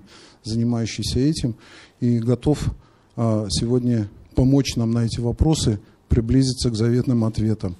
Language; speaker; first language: Russian; native; Russian